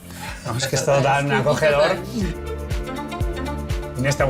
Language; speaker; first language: Spanish; native; Spanish